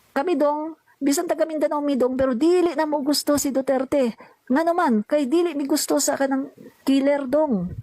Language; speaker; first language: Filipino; non-native, local second language; Cebuano